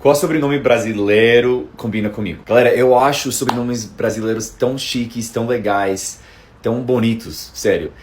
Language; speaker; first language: Portuguese; non-native, fluent; English